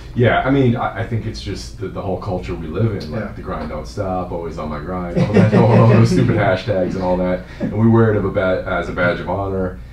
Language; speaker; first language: English; native; English